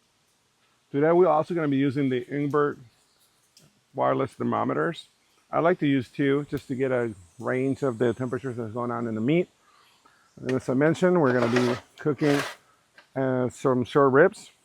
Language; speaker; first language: English; early bilingual, other home language; Spanish